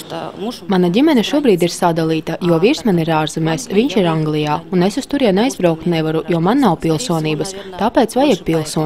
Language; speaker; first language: Latvian; non-native, local second language; Russian